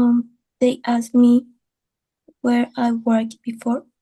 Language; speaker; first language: English; non-native, learner; Spanish